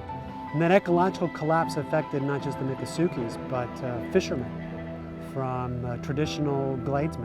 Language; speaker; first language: English; native; English